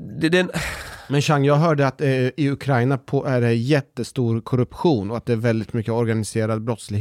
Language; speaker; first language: Swedish; native; Swedish